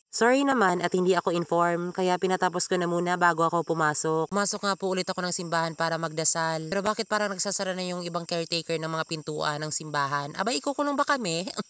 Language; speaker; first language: Filipino; non-native, local second language; Bikol